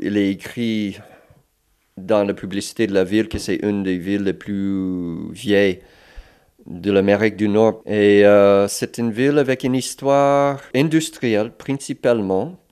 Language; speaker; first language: French; non-native, local second language; English